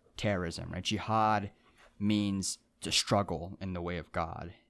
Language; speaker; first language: English; early bilingual, other home language; Japanese